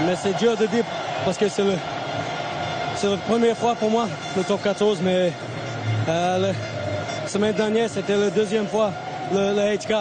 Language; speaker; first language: French; non-native, learner; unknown